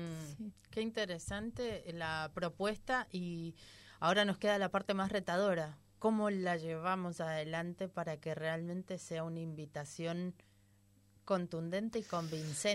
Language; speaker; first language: Spanish; native; Spanish